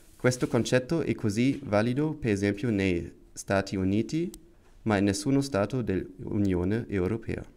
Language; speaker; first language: Italian; non-native, learner; German